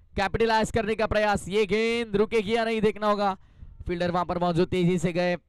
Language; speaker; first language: Hindi; non-native, local second language; Marathi